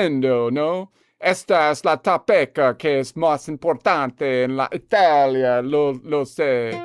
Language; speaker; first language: Spanish; non-native, learner; English